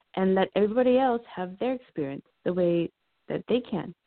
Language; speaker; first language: English; early bilingual, heritage; Lao